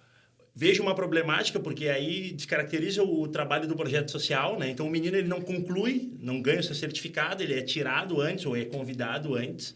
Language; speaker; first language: Portuguese; native; Portuguese